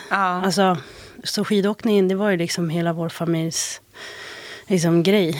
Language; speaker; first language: Swedish; native; Swedish